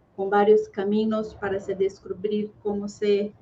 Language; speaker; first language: Spanish; non-native, fluent; Portuguese